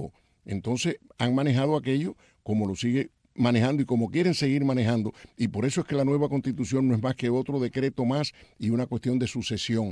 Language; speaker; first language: Spanish; native; Spanish